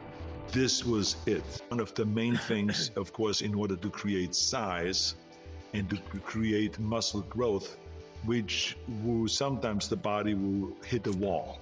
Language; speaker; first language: English; non-native, fluent; German